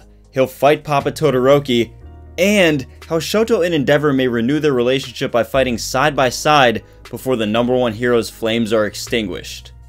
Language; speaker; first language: English; native; English